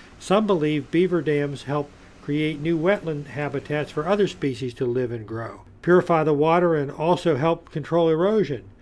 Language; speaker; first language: English; native; English